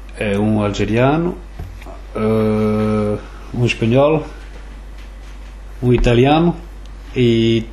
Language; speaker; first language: Portuguese; early bilingual, other home language; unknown